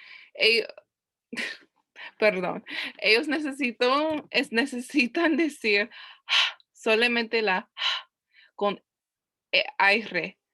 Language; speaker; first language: Spanish; non-native, learner; English